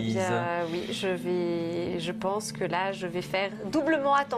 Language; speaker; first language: French; native; French